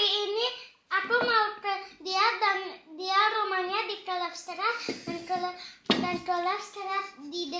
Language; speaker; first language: Indonesian; early bilingual, heritage; Indonesian